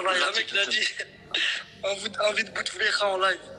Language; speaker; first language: French; native; French